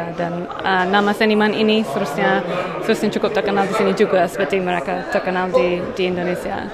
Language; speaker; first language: Indonesian; non-native, fluent; English